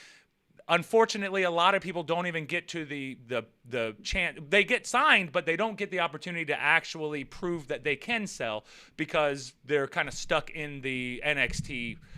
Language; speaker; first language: English; native; English